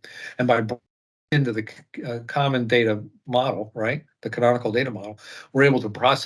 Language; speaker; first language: English; native; English